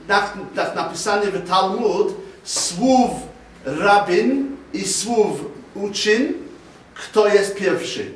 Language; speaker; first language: Polish; non-native, learner; English